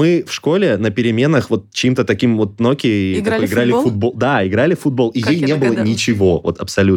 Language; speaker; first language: Russian; native; Russian